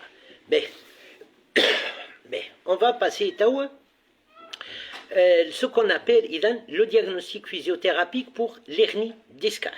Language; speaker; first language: French; non-native, local second language; Arabic